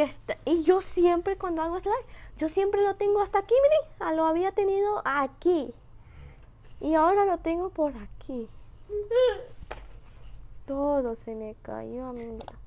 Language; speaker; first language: Spanish; native; Spanish